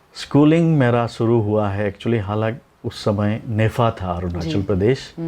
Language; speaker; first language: Hindi; non-native, local second language; Nyishi